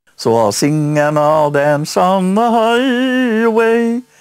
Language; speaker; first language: English; early bilingual, other home language; Finnish